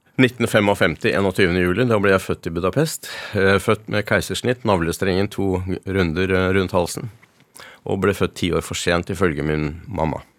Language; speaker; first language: Norwegian; early bilingual, other home language; Yiddish